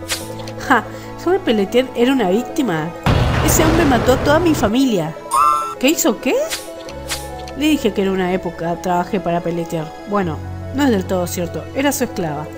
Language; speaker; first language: Spanish; native; Spanish